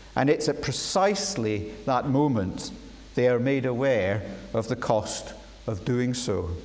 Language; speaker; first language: English; native; English